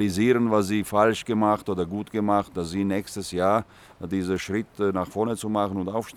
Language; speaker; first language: German; non-native, fluent; Russian